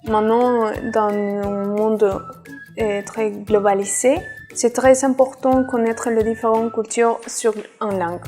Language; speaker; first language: French; non-native, learner; Spanish